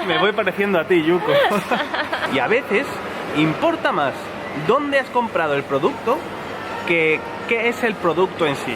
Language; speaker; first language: Spanish; native; Spanish